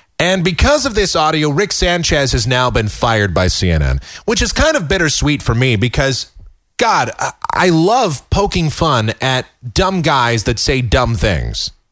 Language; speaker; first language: English; native; English